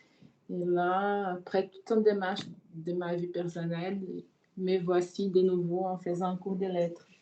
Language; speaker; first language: French; non-native, fluent; Portuguese